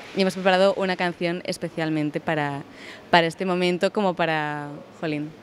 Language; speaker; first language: Spanish; native; Spanish